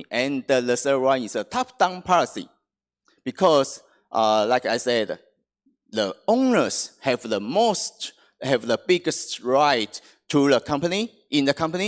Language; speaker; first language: English; non-native, fluent; Chinese